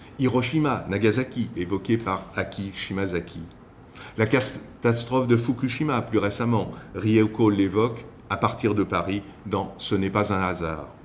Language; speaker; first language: French; native; French